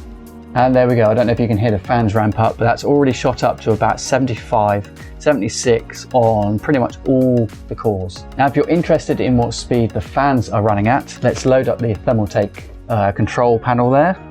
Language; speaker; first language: English; native; English